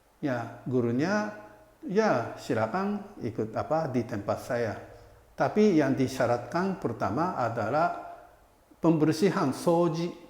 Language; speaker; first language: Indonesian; non-native, fluent; Japanese